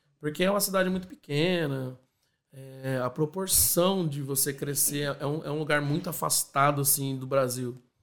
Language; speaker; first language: Portuguese; native; Portuguese